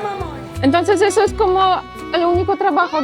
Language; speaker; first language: Spanish; non-native, fluent; Polish